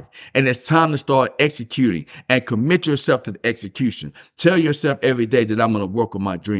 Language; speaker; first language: English; native; English